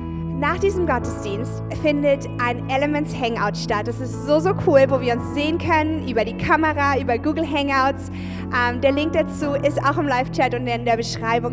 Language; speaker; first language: German; native; German